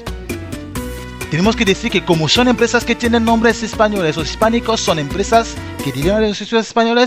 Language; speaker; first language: Spanish; non-native, fluent; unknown